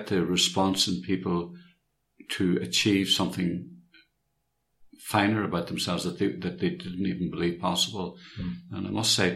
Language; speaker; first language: English; native; English